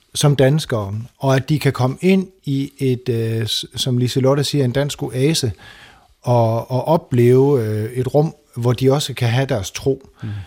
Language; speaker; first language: Danish; native; Danish